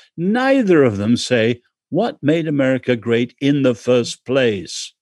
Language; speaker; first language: English; native; English